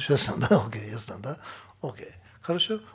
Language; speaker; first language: Russian; non-native, learner; Tibetan